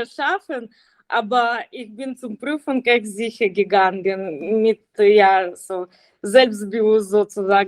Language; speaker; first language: German; non-native, learner; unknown